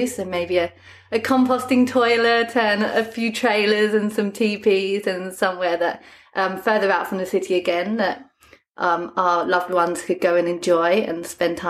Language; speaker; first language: English; native; English